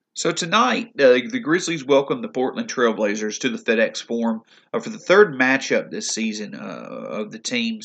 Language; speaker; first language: English; native; English